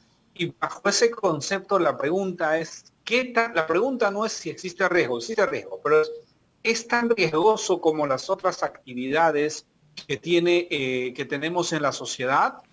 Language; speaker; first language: Spanish; native; Spanish